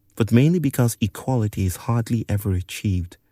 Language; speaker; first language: English; non-native, local second language; Yoruba